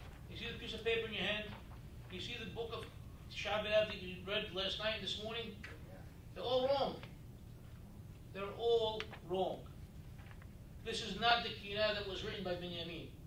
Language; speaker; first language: English; native; English